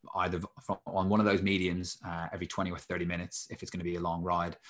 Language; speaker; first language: English; native; English